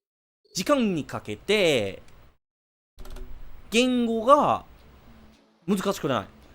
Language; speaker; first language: Japanese; non-native, learner; English